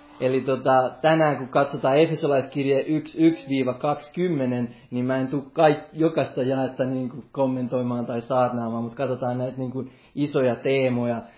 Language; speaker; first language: Finnish; non-native, local second language; Swedish